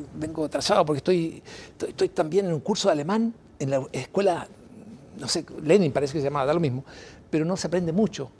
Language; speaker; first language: Spanish; native; Spanish